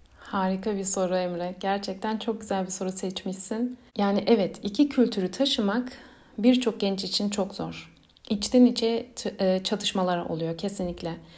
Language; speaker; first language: Turkish; early bilingual, heritage; Turkish